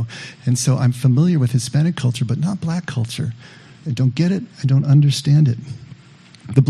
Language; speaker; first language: English; native; English